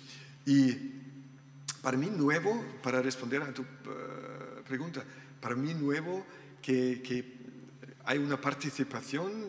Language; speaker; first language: Spanish; non-native, learner; German